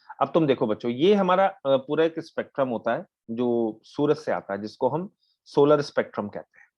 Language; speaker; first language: Hindi; native; Hindi